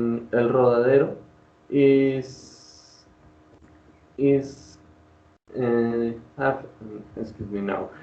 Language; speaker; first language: English; non-native, learner; Spanish